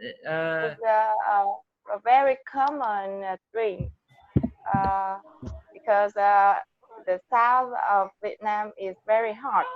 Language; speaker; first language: English; non-native, learner; Vietnamese